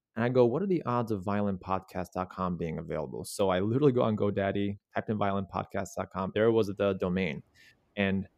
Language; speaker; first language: English; native; English